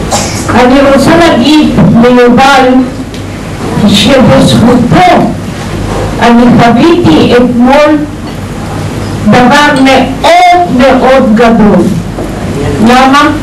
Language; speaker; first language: Hebrew; non-native, fluent; Spanish